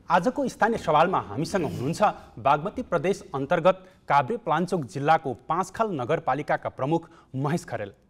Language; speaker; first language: Nepali; native; Nepali